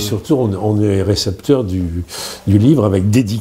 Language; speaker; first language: French; native; French